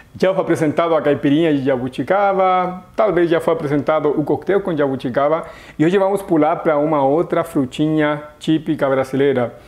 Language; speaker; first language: Portuguese; non-native, fluent; Spanish